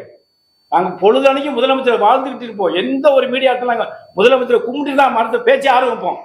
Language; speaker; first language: Tamil; native; Tamil